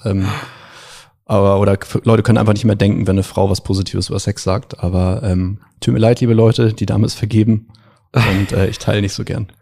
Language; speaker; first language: German; native; German